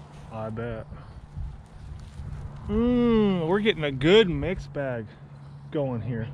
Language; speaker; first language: English; native; English